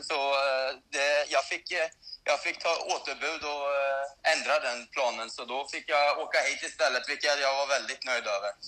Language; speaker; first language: Swedish; native; Swedish